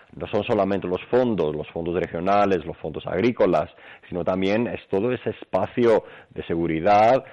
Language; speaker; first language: Spanish; non-native, fluent; Greek